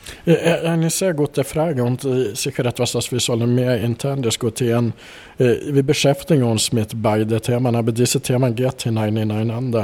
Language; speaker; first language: German; non-native, fluent; Swedish